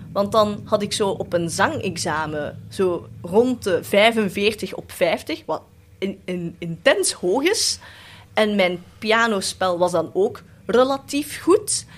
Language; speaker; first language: Dutch; early bilingual, other home language; Cantonese